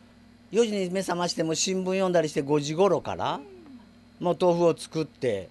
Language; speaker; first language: Japanese; native; Japanese